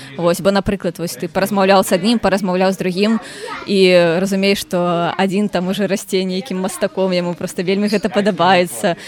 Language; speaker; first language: Belarusian; native; Belarusian